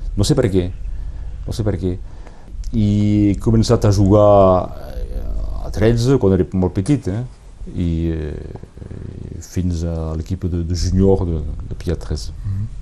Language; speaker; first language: Catalan; non-native, local second language; French